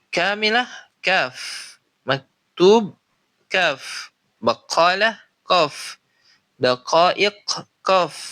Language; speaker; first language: Arabic; non-native, fluent; Indonesian